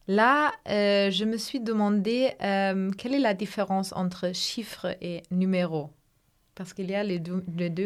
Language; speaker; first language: French; non-native, fluent; German